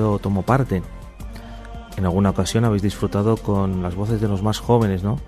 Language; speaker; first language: Spanish; native; Spanish